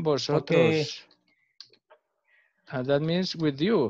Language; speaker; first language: English; non-native, fluent; Spanish